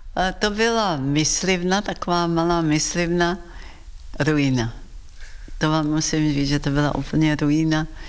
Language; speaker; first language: Czech; early bilingual, heritage; Czech